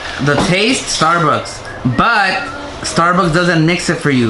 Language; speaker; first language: English; early bilingual, other home language; Spanish